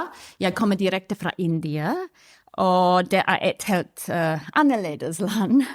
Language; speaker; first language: Norwegian; non-native, fluent; English